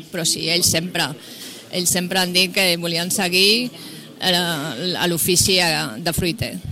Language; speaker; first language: Catalan; native; Catalan